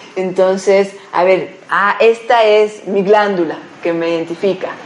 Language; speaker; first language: Spanish; native; Spanish